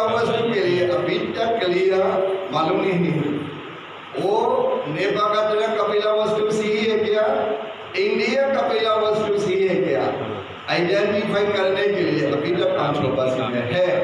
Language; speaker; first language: Hindi; non-native, fluent; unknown